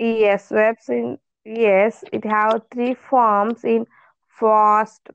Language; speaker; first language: English; non-native, local second language; Telugu